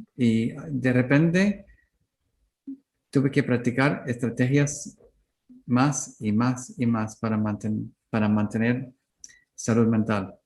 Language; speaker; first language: Spanish; non-native, learner; English